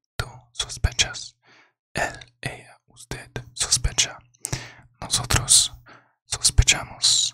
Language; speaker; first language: Spanish; non-native, learner; English